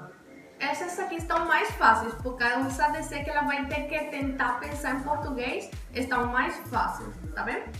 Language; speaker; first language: Portuguese; non-native, learner; Spanish